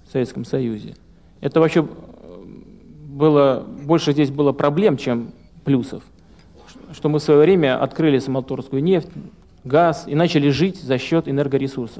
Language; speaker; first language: Russian; native; Russian